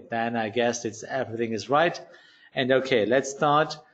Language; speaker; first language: English; non-native, learner; German